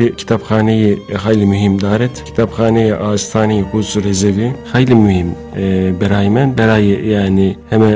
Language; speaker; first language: Persian; non-native, learner; Turkish